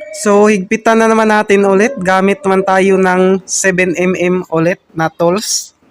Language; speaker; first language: Filipino; non-native, local second language; Cebuano